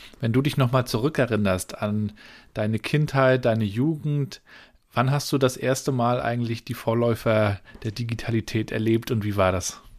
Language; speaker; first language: German; native; German